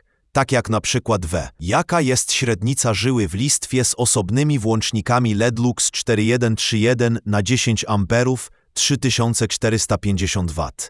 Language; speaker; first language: Polish; native; Polish